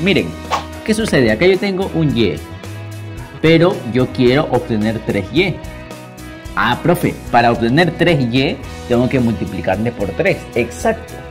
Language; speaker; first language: Spanish; native; Spanish